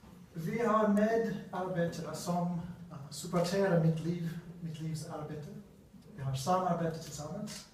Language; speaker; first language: Swedish; non-native, learner; English